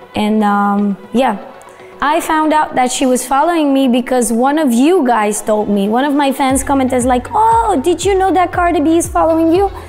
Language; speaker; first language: English; non-native, fluent; Romanian